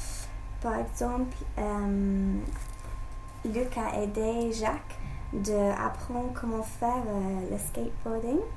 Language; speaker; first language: French; non-native, learner; English